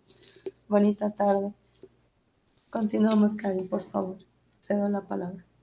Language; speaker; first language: Spanish; native; Spanish